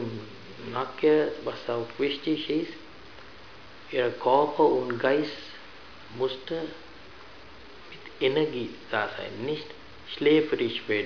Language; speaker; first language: German; non-native, fluent; Sinhala